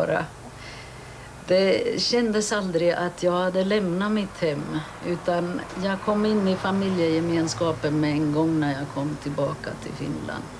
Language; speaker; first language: Swedish; early bilingual, other home language; Finnish